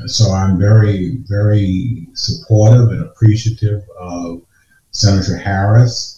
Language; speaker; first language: English; native; English